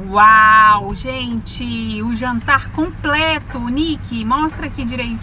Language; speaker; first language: Portuguese; native; Portuguese